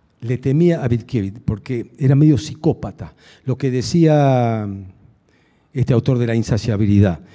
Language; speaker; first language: Spanish; early bilingual, other home language; Hungarian